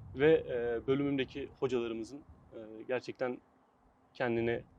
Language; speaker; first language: Turkish; native; Turkish